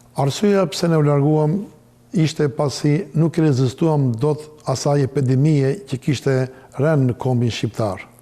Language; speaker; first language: Albanian; native; Albanian